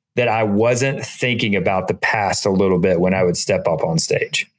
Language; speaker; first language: English; native; English